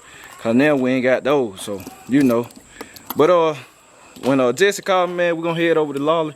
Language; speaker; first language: English; native; English